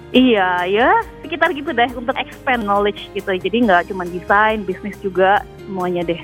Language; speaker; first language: Indonesian; native; Indonesian